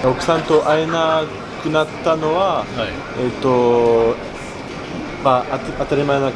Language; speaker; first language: Japanese; non-native, learner; French